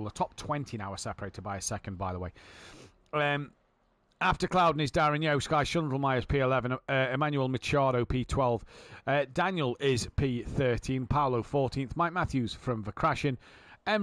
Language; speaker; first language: English; native; English